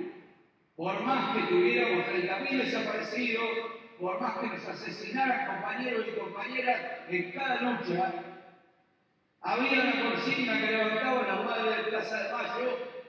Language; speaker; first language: Spanish; native; Spanish